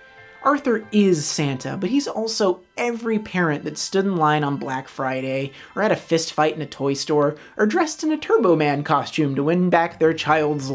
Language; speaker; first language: English; native; English